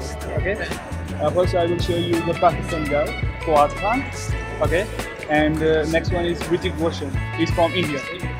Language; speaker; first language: English; non-native, local second language; Urdu